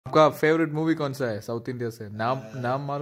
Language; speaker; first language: Hindi; non-native, local second language; Malayalam